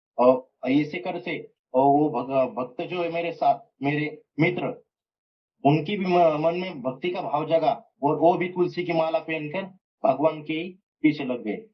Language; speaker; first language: Hindi; non-native, local second language; Marathi